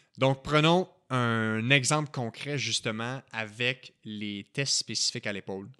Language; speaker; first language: French; native; French